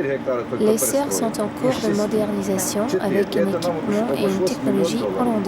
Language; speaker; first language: French; native; French